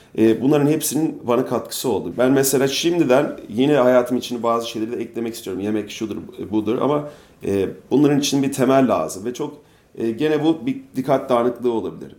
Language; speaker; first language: Turkish; non-native, fluent; English